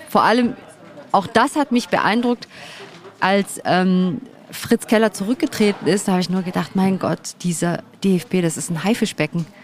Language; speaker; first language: German; early bilingual, other home language; Turkish